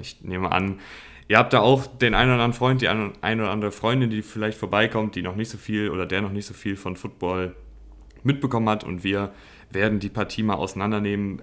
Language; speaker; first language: German; native; German